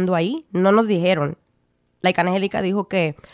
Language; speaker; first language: Spanish; early bilingual, heritage; Spanish